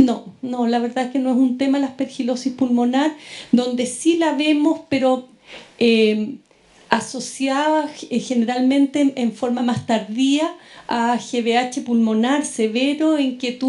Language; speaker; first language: Spanish; native; Spanish